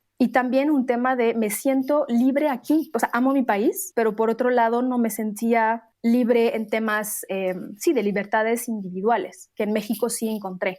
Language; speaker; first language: Spanish; non-native, fluent; Arabic